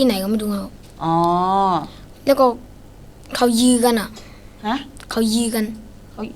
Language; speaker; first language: Thai; non-native, learner; Shan